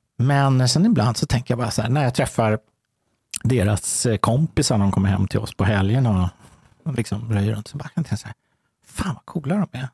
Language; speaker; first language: Swedish; native; Swedish